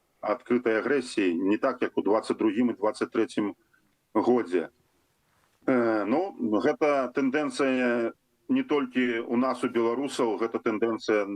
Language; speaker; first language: Belarusian; non-native, local second language; Russian